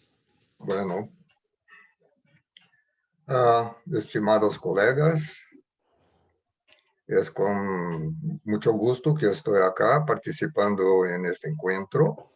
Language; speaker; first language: Spanish; non-native, fluent; Portuguese